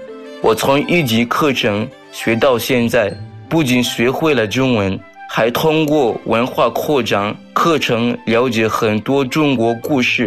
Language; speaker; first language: Chinese; non-native, fluent; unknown